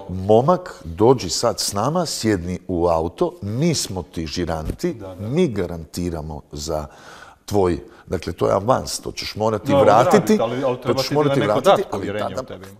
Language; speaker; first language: Croatian; native; Croatian